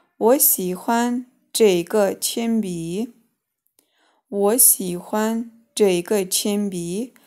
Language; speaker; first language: Chinese; non-native, fluent; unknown